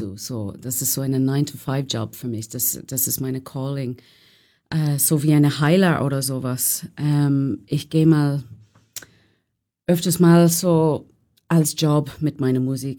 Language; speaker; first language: German; non-native, learner; English